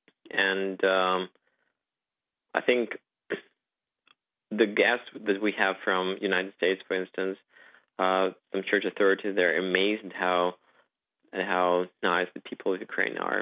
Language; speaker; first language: English; non-native, fluent; Ukrainian